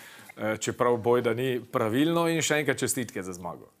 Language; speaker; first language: Slovenian; native; Slovenian